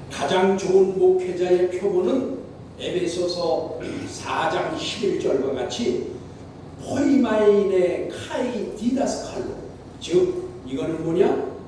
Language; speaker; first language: Korean; native; Korean